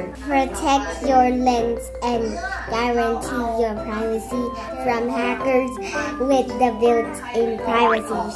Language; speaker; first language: English; non-native, fluent; Thai